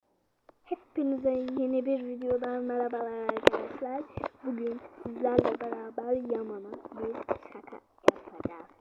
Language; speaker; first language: Turkish; native; Turkish